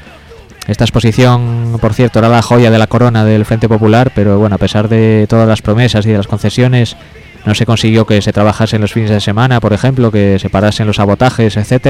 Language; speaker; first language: Spanish; native; Spanish